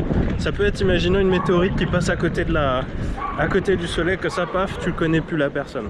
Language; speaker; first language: French; native; French